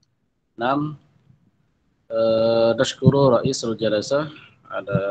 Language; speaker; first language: Arabic; non-native, fluent; Indonesian